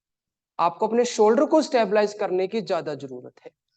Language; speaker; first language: Hindi; native; Hindi